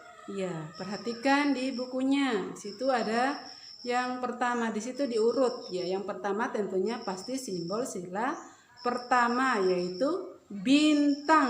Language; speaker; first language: Indonesian; native; Indonesian